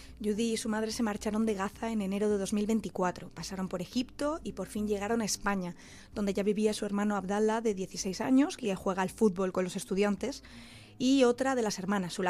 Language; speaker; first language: Spanish; native; Spanish